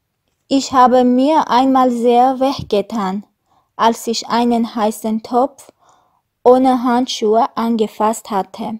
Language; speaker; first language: German; non-native, fluent; Armenian